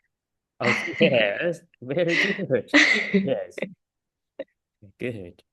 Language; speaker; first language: English; non-native, fluent; Vietnamese